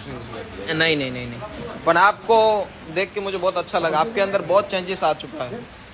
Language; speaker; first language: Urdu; non-native, local second language; Gujarati